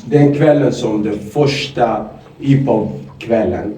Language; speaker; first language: Swedish; non-native, fluent; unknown